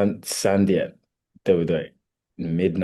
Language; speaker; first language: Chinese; non-native, learner; English